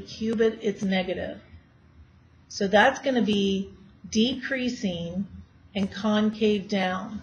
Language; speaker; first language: English; native; English